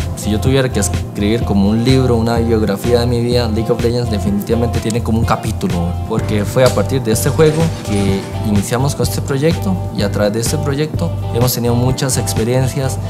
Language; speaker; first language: Spanish; native; Spanish